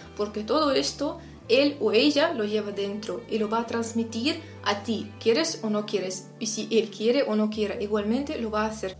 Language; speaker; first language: Spanish; non-native, fluent; Russian